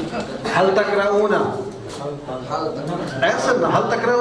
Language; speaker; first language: Arabic; non-native, fluent; Hindi